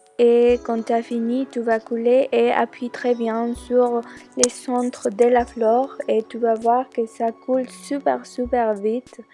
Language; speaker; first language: French; non-native, learner; Spanish